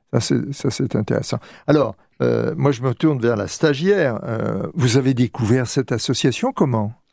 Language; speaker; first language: French; native; French